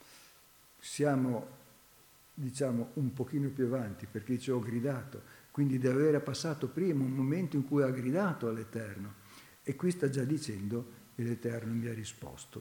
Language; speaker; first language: Italian; native; Italian